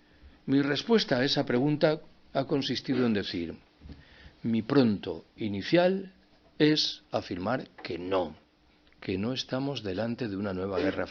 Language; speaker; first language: Spanish; native; Spanish